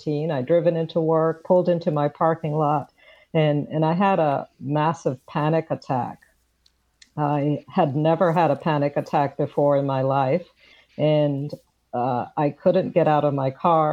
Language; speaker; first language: English; native; English